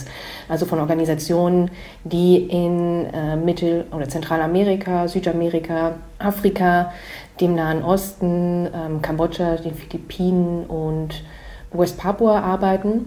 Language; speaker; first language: German; native; German